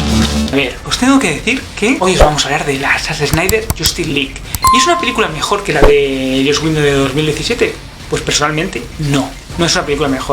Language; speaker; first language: Spanish; native; Spanish